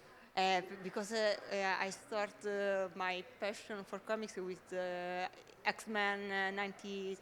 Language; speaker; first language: English; non-native, learner; Italian